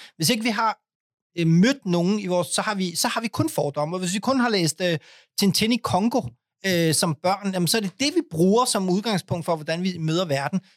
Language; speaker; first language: Danish; early bilingual, other home language; Urdu